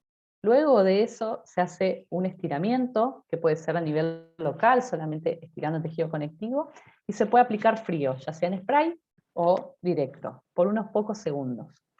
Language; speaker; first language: Spanish; native; Spanish